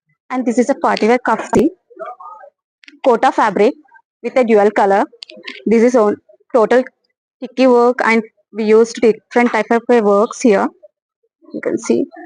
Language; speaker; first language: English; non-native, local second language; Telugu